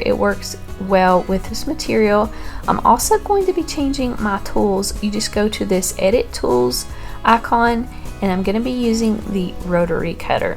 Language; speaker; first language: English; native; English